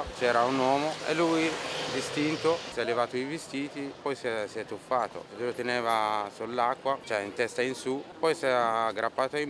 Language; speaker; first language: Italian; non-native, fluent; Arabic